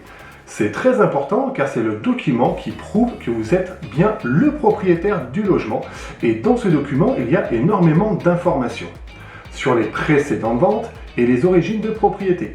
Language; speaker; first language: French; native; French